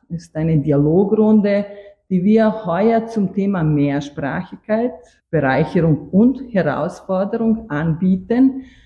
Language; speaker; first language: German; non-native, fluent; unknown